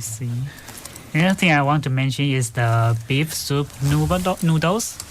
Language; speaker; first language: English; non-native, fluent; Chinese